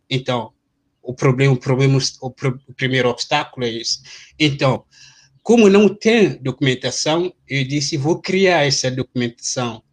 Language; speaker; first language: Portuguese; non-native, fluent; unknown